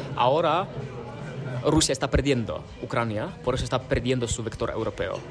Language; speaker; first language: Spanish; non-native, fluent; Ukrainian